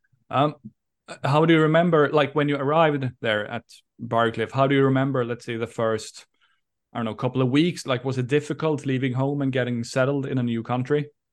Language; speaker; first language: English; non-native, fluent; Swedish